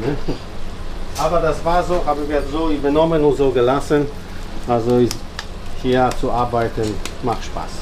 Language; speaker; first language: German; non-native, fluent; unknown